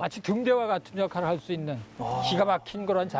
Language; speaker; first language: Korean; native; Korean